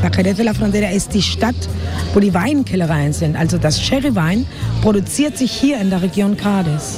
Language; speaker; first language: German; non-native, fluent; Spanish